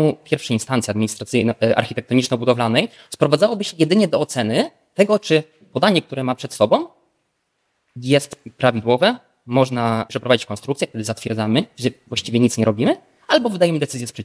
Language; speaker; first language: Polish; native; Polish